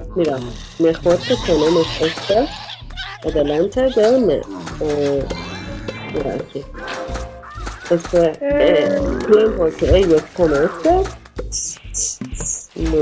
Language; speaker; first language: Spanish; non-native, learner; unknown